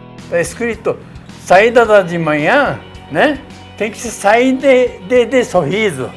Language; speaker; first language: Portuguese; non-native, learner; Japanese